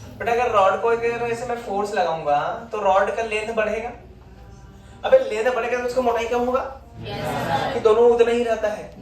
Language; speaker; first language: Hindi; native; Hindi